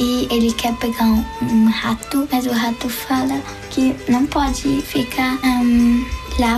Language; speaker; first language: Portuguese; early bilingual, heritage; Portuguese